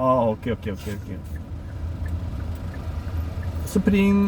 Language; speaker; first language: English; non-native, learner; Korean